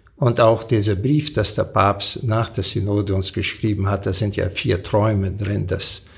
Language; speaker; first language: German; early bilingual, other home language; Portuguese